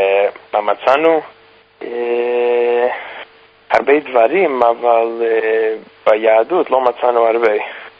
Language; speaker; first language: Hebrew; non-native, fluent; English